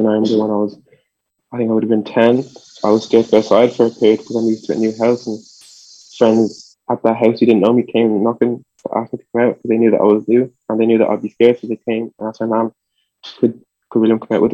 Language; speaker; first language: English; early bilingual, other home language; French